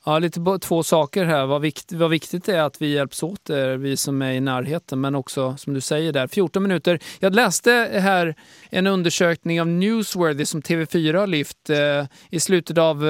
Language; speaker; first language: Swedish; native; Swedish